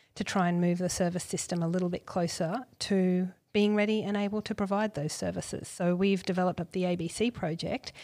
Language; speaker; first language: English; native; English